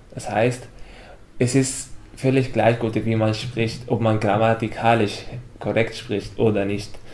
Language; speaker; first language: German; non-native, fluent; Arabic